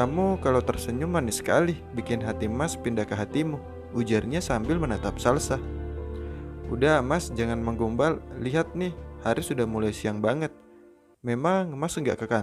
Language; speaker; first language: Indonesian; native; Indonesian